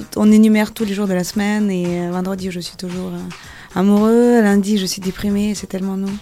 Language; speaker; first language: French; non-native, fluent; Russian